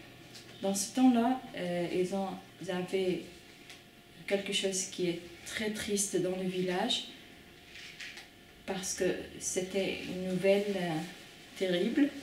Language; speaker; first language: French; non-native, fluent; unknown